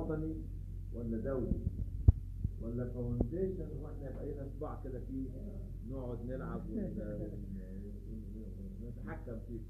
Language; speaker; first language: Arabic; native; Arabic